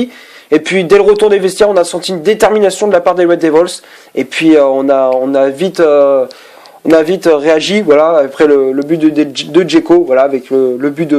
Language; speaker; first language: French; native; French